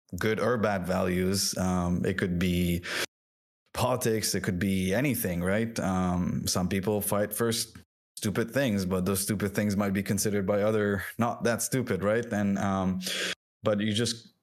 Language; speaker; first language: English; non-native, fluent; French